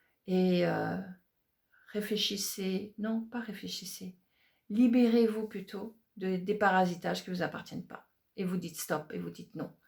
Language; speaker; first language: French; native; French